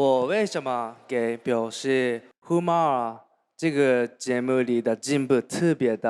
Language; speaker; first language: Chinese; non-native, learner; Japanese